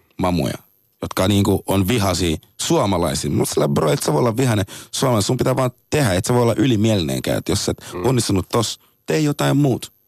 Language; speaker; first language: Finnish; non-native, fluent; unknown